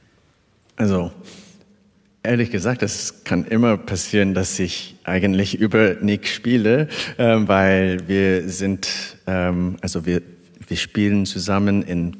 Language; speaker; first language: German; non-native, fluent; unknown